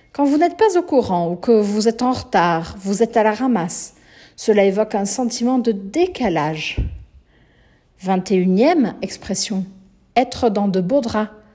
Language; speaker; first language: French; non-native, fluent; Portuguese